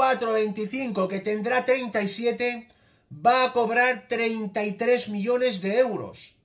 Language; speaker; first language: Spanish; native; Spanish